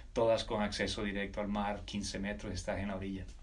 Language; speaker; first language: Spanish; native; Spanish